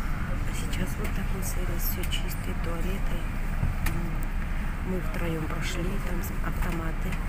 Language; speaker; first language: Russian; native; Russian